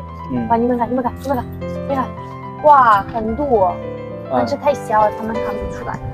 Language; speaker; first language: Chinese; non-native, learner; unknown